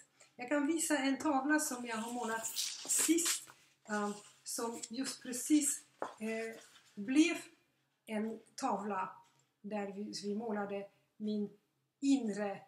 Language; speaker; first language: Swedish; non-native, fluent; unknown